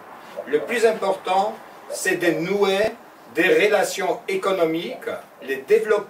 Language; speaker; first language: French; non-native, fluent; Polish